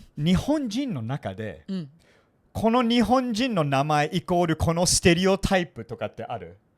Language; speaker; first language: Japanese; non-native, fluent; English